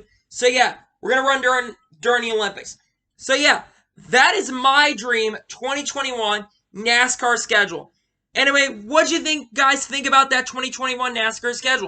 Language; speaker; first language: English; native; English